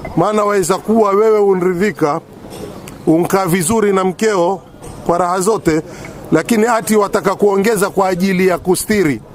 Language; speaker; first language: Swahili; native; Swahili